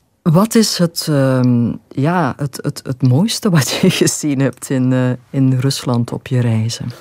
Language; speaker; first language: Dutch; native; Dutch